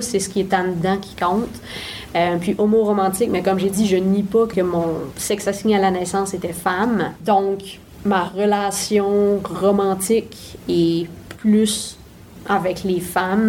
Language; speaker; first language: French; native; French